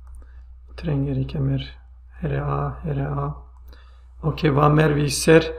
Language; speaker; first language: Swedish; non-native, fluent; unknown